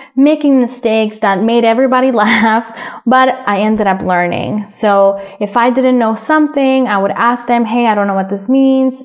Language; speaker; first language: English; early bilingual, other home language; Spanish